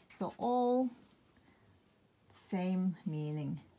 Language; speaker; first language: English; non-native, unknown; Japanese